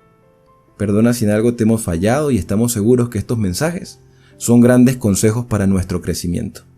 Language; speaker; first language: Spanish; native; Spanish